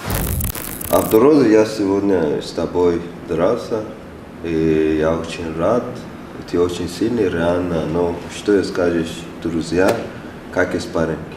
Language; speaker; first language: Russian; non-native, learner; Persian